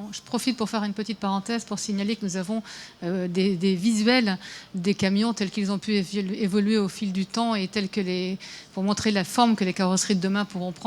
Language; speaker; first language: French; native; French